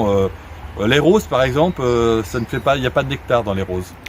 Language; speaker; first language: French; native; French